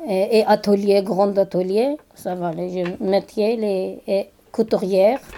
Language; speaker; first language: French; non-native, learner; Kurdish